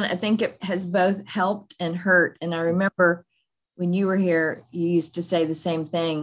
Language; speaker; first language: English; native; English